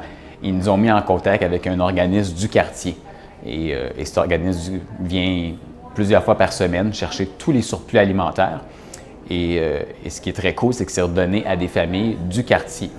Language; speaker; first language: French; native; French